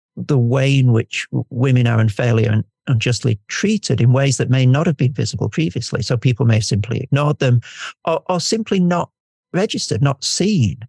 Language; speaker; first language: English; native; English